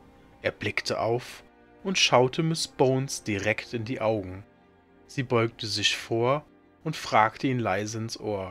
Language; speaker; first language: German; native; German